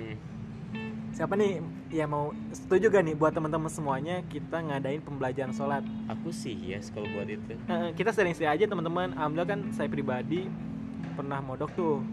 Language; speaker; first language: Indonesian; native; Indonesian